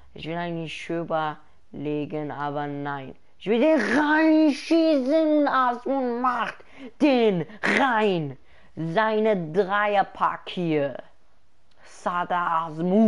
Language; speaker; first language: German; early bilingual, other home language; Persian